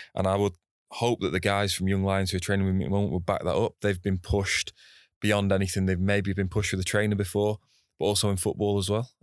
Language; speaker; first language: English; native; English